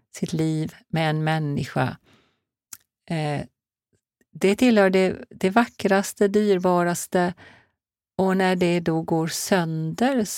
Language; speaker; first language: Swedish; native; Swedish